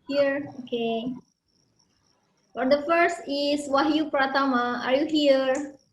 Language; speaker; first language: English; non-native, learner; Indonesian